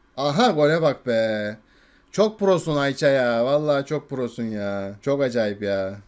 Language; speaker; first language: Turkish; native; Turkish